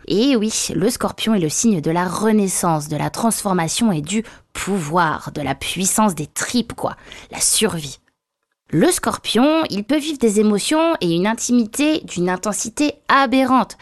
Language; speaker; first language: French; native; French